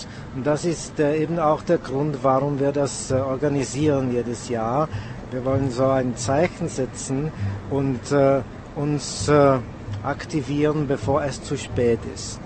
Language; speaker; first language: German; non-native, fluent; Czech